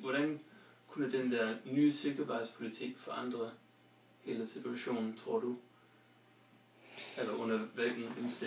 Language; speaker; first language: Danish; non-native, fluent; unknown